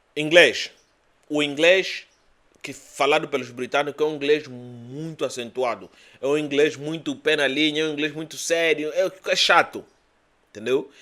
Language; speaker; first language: Portuguese; native; Portuguese